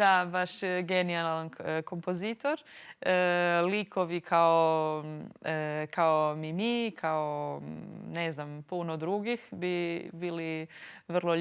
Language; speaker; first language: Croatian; non-native, local second language; Albanian